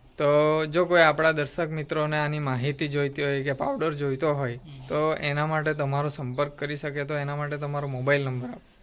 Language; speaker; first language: Gujarati; native; Gujarati